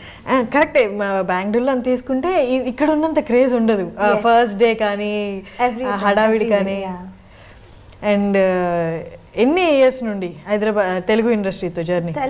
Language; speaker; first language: Telugu; native; Telugu